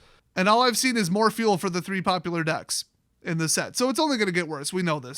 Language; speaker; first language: English; native; English